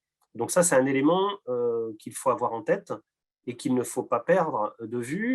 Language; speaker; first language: French; native; French